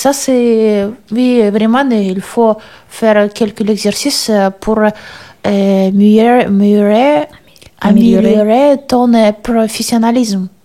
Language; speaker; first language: French; non-native, learner; Russian